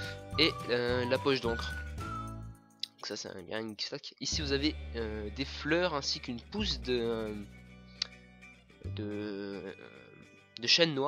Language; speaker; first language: French; native; French